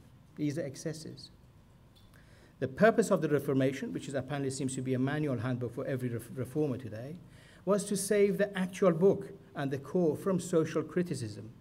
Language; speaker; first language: English; non-native, fluent; Persian